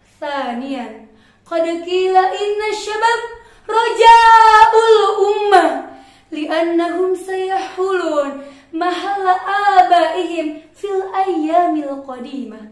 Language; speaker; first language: Arabic; non-native, learner; Indonesian